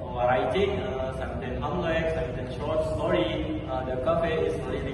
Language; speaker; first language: English; non-native, learner; Indonesian